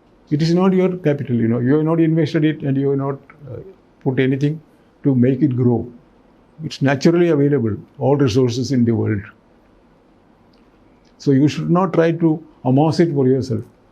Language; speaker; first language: English; non-native, local second language; Malayalam